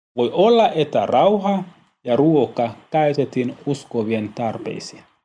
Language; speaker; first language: Finnish; non-native, learner; Swahili